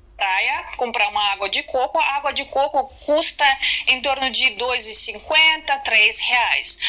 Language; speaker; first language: Portuguese; non-native, fluent; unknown